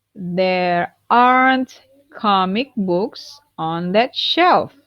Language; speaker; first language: English; non-native, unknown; Indonesian